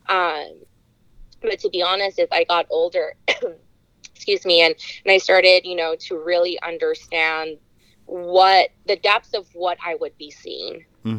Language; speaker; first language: English; native; English